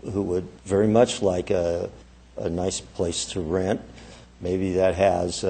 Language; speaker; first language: English; native; English